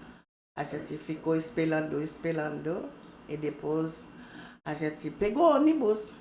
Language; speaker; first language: Portuguese; non-native, learner; Haitian Creole